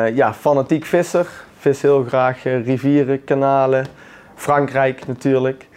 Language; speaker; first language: Dutch; native; Dutch